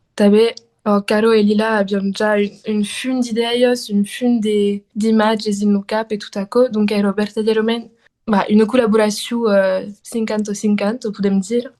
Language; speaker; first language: Occitan; non-native, local second language; French